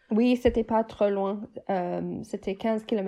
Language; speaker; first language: French; non-native, fluent; English